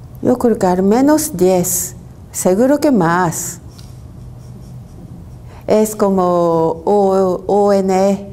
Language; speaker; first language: Spanish; non-native, learner; Japanese